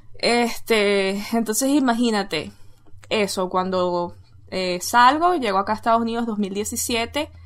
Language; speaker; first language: Spanish; native; Spanish